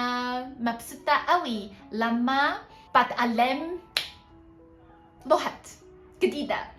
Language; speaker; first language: Arabic; non-native, learner; Chinese